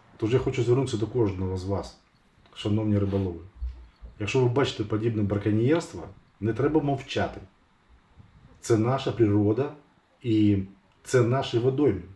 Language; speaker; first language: Ukrainian; non-native, local second language; Russian